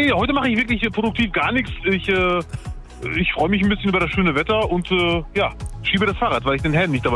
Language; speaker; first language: German; early bilingual, other home language; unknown